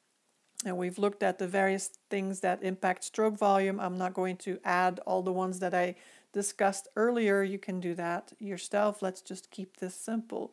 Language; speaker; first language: English; native; English